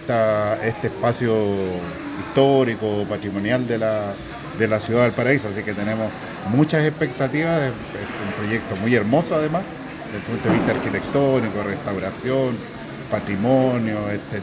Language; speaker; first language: Spanish; native; Spanish